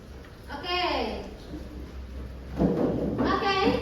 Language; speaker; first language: English; non-native, learner; Indonesian